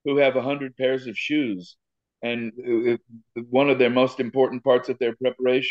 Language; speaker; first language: English; native; English